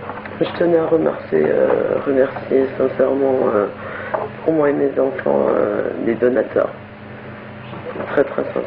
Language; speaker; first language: French; native; French